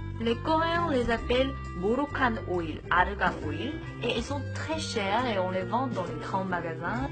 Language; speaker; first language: French; non-native, fluent; Korean